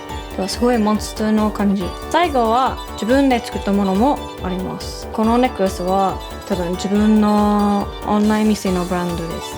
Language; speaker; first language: Japanese; non-native, learner; English